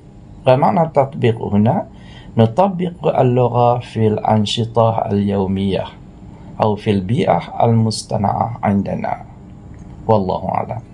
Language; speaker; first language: Arabic; non-native, fluent; Malay